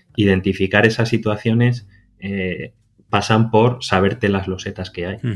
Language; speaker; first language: Spanish; native; Spanish